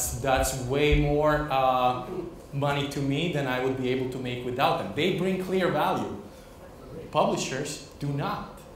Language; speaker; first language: English; non-native, fluent; Croatian